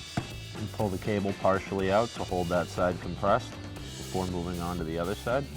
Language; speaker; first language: English; native; English